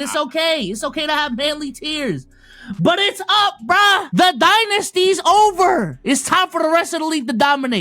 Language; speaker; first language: English; native; English